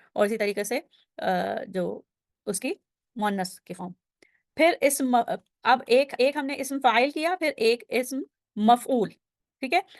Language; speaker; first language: Urdu; native; Urdu